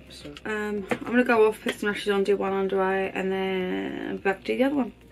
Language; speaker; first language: English; native; English